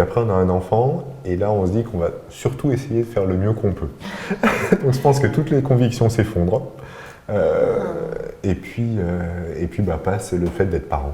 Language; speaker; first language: French; native; French